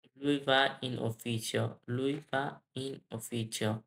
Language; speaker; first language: Italian; non-native, learner; Bangla